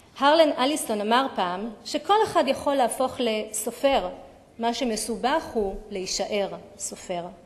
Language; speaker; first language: Hebrew; native; Hebrew